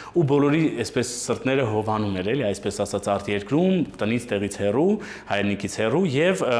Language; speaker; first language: Armenian; early bilingual, heritage; Armenian